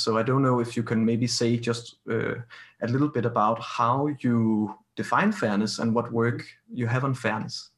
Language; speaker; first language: English; non-native, fluent; Danish